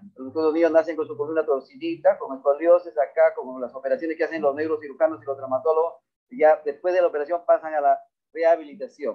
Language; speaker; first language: Spanish; native; Spanish